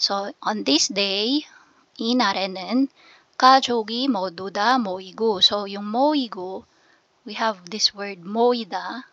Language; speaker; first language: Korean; non-native, fluent; Filipino